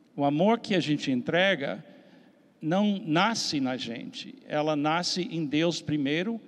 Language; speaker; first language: Portuguese; non-native, fluent; English